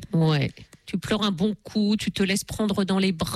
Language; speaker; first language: French; native; French